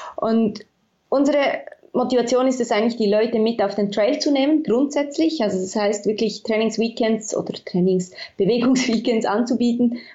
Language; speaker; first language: German; native; German